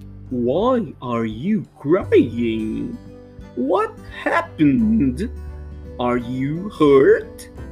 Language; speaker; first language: English; non-native, fluent; Portuguese